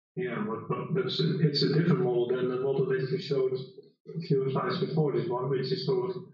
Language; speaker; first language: English; non-native, fluent; Dutch